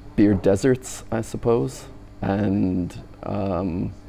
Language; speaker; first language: English; native; English